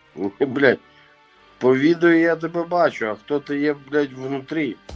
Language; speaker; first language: Ukrainian; native; Ukrainian